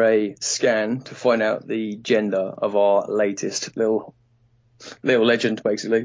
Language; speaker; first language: English; native; English